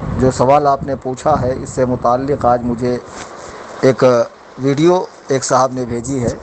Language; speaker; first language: Urdu; native; Urdu